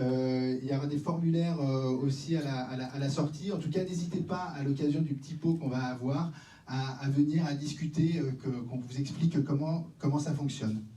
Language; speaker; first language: French; native; French